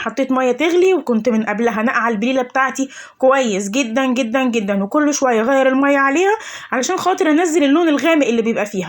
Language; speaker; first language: Arabic; native; Arabic